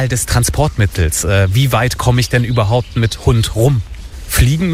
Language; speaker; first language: German; native; German